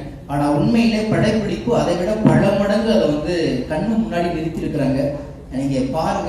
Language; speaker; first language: Tamil; native; Tamil